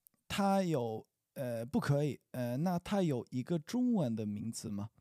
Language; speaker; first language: Chinese; non-native, learner; English